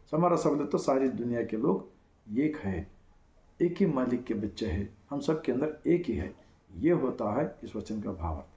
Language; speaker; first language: Hindi; non-native, local second language; Kannada